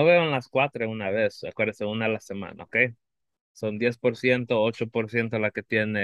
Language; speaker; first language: Spanish; early bilingual, heritage; Spanish